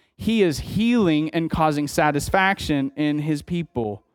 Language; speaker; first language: English; native; English